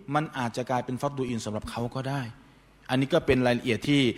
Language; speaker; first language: Thai; native; Thai